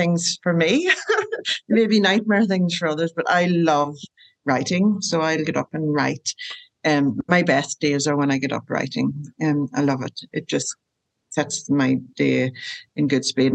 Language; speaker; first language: English; native; English